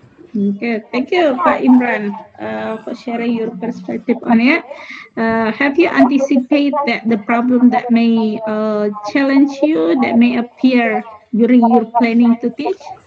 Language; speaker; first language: English; non-native, fluent; Indonesian